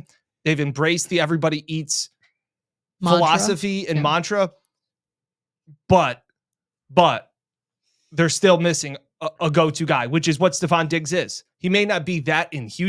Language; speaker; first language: English; native; English